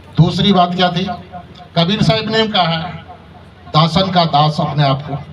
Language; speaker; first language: Hindi; native; Hindi